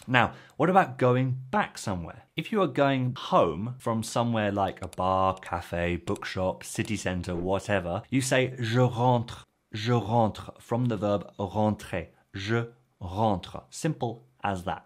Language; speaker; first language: English; native; English